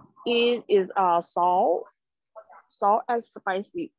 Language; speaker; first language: English; non-native, learner; Thai